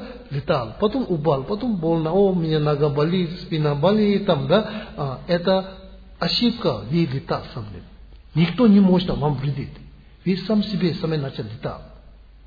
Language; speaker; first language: Russian; non-native, learner; Tibetan